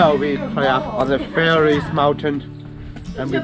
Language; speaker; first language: English; non-native, learner; Vietnamese